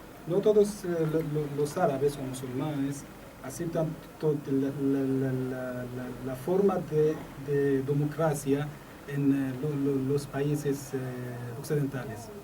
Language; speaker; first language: Spanish; non-native, learner; Arabic